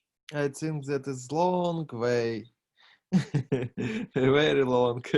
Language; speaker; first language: English; non-native, learner; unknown